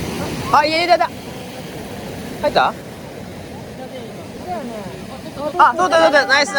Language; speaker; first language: Japanese; native; Japanese